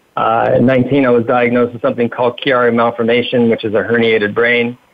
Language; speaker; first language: English; native; English